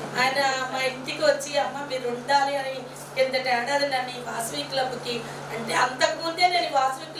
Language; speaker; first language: Telugu; native; Telugu